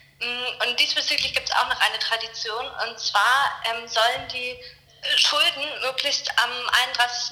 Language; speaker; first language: German; native; German